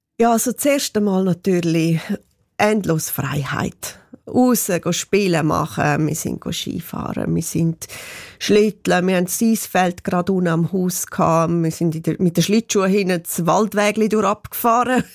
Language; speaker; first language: German; non-native, local second language; Romansh